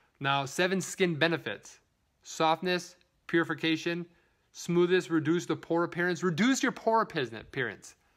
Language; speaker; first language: English; native; English